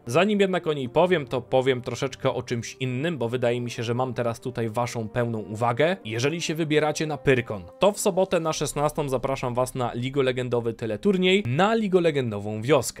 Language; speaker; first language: Polish; native; Polish